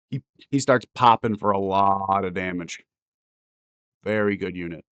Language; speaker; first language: English; native; English